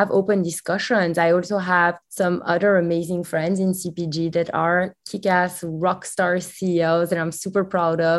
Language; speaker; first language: English; non-native, fluent; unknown